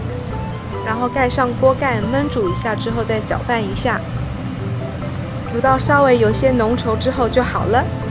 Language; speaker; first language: Chinese; native; Chinese